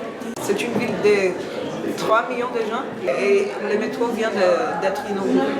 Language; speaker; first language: French; non-native, learner; Portuguese